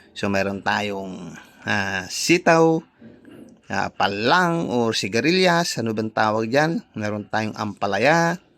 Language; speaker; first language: Filipino; non-native, local second language; Iloko